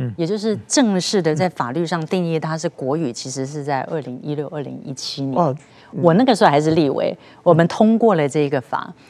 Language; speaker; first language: Chinese; native; Chinese